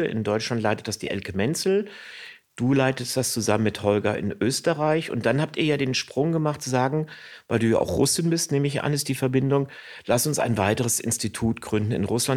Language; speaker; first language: German; native; German